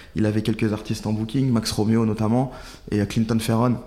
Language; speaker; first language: French; native; French